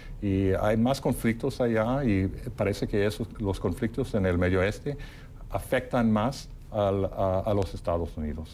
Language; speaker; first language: Spanish; non-native, fluent; English